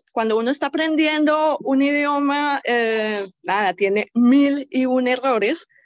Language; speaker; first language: Spanish; native; Spanish